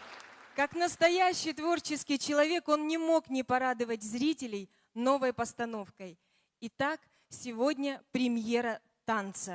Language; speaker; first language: Russian; native; Russian